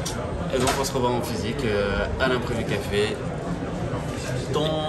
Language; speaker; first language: French; native; French